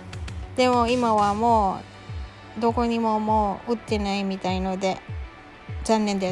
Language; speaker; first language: Japanese; non-native, learner; Filipino